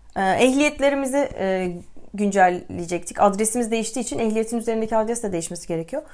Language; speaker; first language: Turkish; native; Turkish